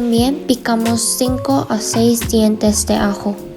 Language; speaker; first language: Spanish; non-native, fluent; Korean